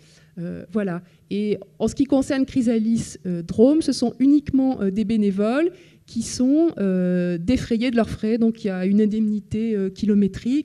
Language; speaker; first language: French; native; French